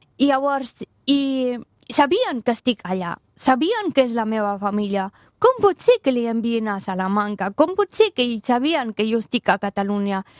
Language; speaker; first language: Catalan; non-native, fluent; Persian